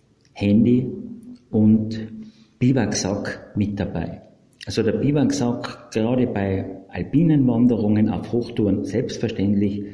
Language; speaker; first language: German; native; German